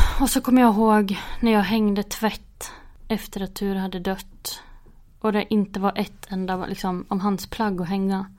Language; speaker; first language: Swedish; native; Swedish